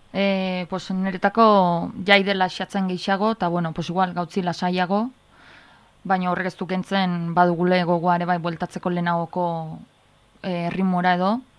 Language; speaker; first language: Basque; native; Basque